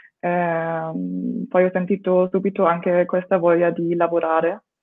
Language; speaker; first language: Italian; non-native, fluent; German